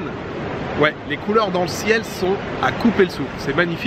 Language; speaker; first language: French; native; French